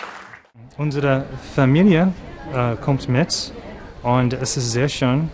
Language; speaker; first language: German; non-native, learner; English